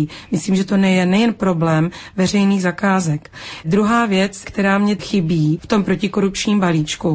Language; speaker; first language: Czech; native; Czech